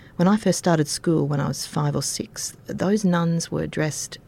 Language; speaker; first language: English; native; English